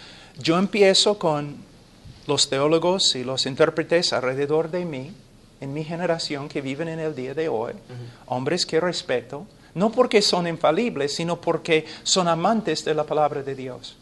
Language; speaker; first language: Spanish; non-native, fluent; English